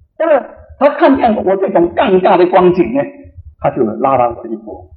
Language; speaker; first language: Chinese; native; Chinese